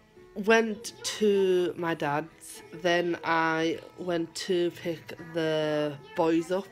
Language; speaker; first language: English; native; English